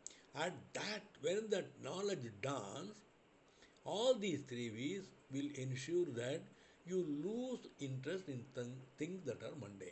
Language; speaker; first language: English; non-native, local second language; Tamil